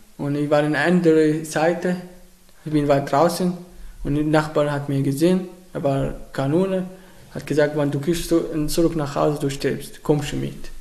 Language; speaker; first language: German; non-native, learner; Arabic